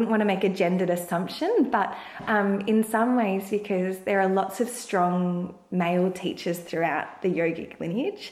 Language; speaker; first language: English; native; English